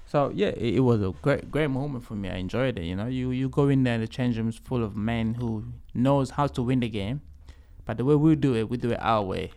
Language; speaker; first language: English; early bilingual, other home language; Lingala